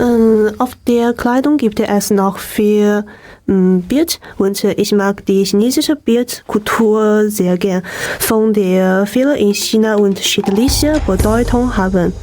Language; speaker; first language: German; non-native, learner; Chinese